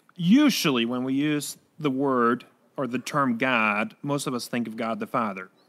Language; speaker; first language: English; non-native, fluent; Danish